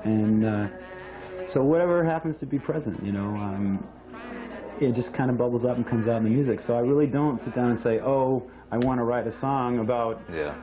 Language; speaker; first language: English; native; English